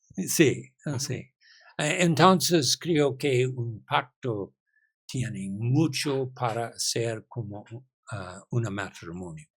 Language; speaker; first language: Spanish; non-native, learner; English